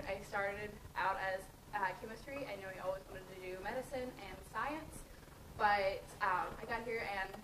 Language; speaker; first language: English; native; English